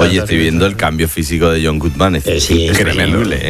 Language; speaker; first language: Spanish; native; Spanish